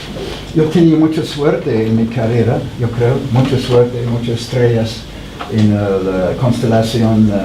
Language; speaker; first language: Spanish; non-native, fluent; English